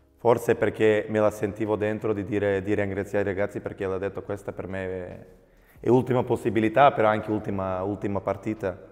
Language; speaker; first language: Italian; non-native, fluent; Macedonian